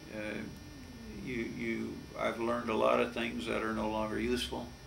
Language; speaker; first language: English; native; English